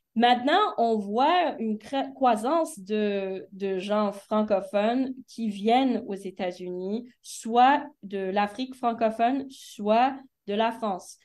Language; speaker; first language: French; early bilingual, heritage; French